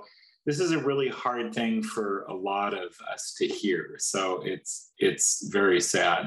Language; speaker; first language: English; native; English